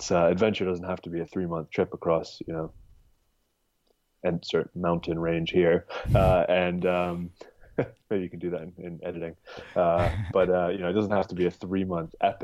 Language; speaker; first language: English; native; English